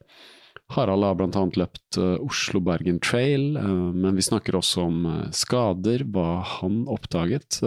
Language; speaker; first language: Norwegian; native; Norwegian